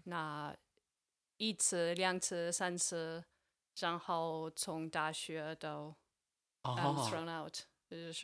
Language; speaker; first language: Chinese; non-native, fluent; English